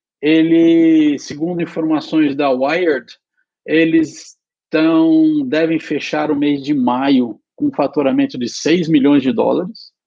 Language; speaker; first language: Portuguese; native; Portuguese